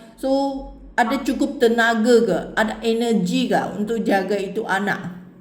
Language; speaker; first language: Malay; non-native, local second language; Chinese